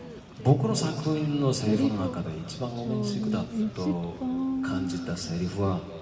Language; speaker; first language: Japanese; non-native, fluent; Korean